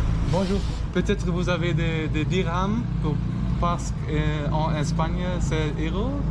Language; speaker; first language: French; non-native, learner; German